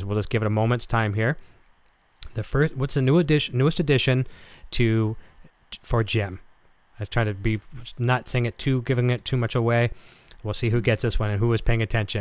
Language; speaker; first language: English; native; English